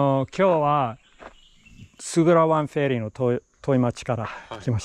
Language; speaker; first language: Japanese; non-native, learner; English